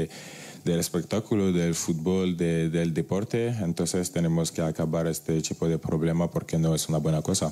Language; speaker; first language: Spanish; non-native, fluent; French